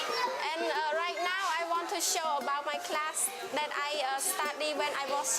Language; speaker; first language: English; non-native, learner; Khmer